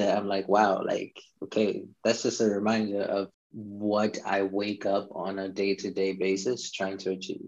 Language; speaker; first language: English; non-native, local second language; Shona